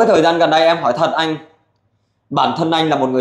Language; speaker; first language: Vietnamese; native; Vietnamese